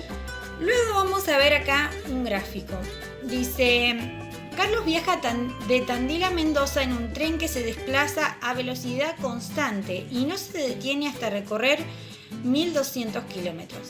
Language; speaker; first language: Spanish; native; Spanish